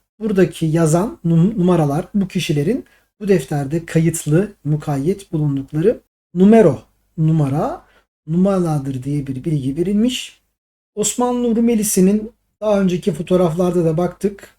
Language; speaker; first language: Turkish; native; Turkish